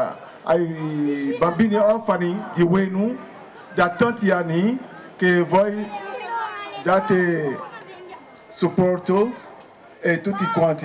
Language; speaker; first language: Italian; non-native, fluent; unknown